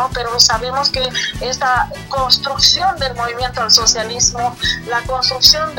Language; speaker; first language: Spanish; native; Spanish